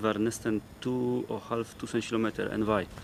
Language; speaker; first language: Swedish; non-native, learner; Polish